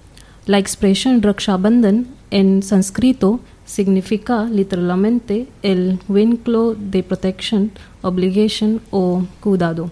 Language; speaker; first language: Spanish; non-native, learner; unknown